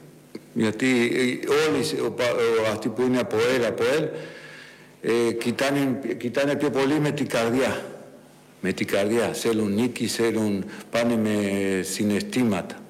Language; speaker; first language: Greek; non-native, learner; Spanish